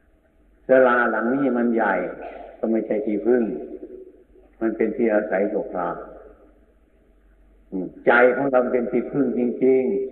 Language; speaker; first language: Thai; native; Thai